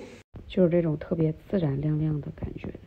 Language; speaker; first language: Chinese; native; Chinese